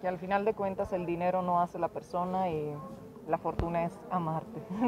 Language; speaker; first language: Spanish; non-native, fluent; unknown